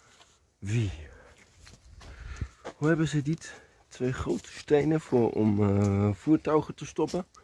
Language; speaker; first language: Dutch; non-native, learner; German